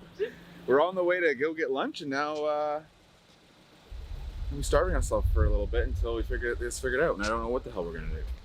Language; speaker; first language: English; native; English